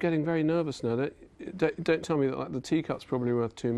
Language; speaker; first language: English; native; English